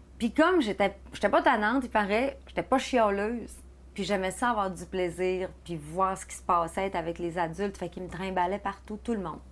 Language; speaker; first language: French; native; French